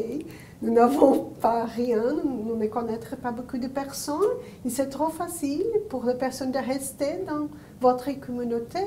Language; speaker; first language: French; non-native, learner; Portuguese